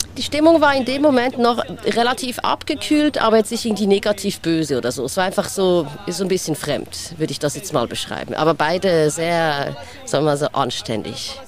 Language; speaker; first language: German; native; German